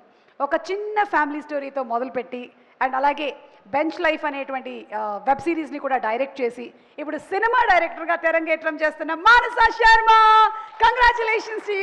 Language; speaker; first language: Telugu; native; Telugu